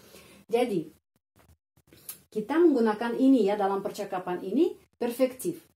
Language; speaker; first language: Indonesian; non-native, fluent; Russian